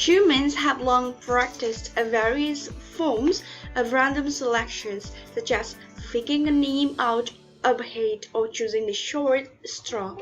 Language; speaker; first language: English; non-native, learner; Indonesian